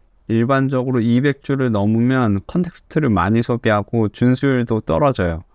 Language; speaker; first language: Korean; native; Korean